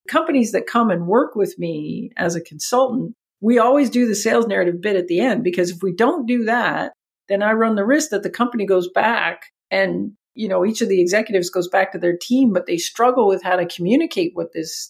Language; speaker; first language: English; native; English